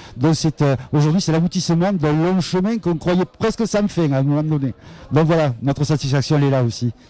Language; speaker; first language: French; native; French